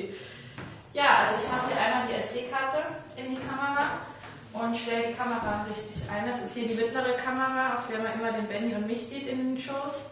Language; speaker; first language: German; native; German